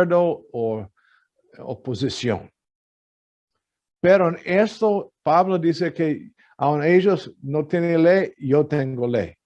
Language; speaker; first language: Spanish; non-native, fluent; English